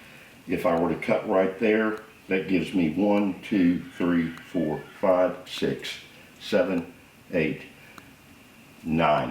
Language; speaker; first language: English; native; English